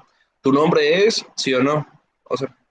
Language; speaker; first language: Spanish; native; Spanish